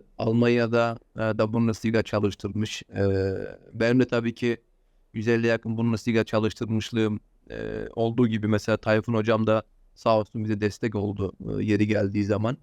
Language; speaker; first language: Turkish; early bilingual, heritage; Turkish